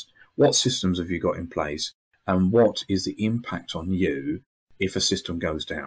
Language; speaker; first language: English; native; English